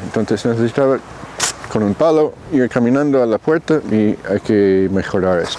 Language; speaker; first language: Spanish; non-native, fluent; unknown